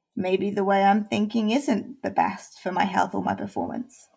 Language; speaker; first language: English; native; English